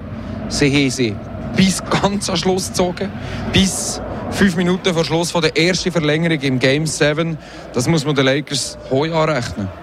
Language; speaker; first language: German; native; German